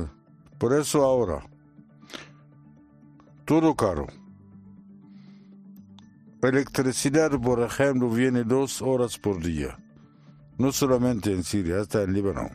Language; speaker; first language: Spanish; non-native, learner; Arabic